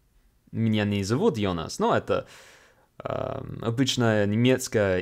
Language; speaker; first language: Russian; non-native, fluent; English